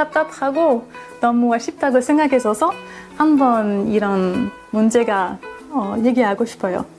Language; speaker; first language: Korean; non-native, fluent; French